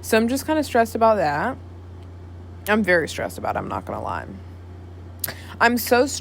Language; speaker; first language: English; native; English